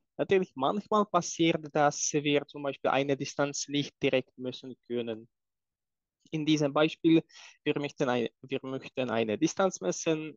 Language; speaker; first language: German; non-native, fluent; Czech